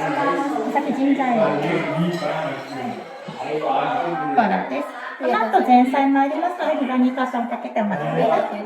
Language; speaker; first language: Japanese; native; Japanese